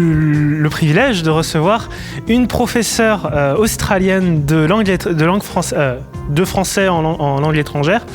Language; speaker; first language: French; native; French